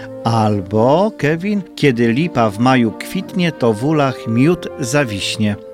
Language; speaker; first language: Polish; native; Polish